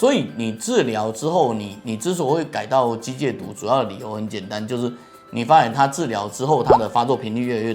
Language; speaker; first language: Chinese; native; Chinese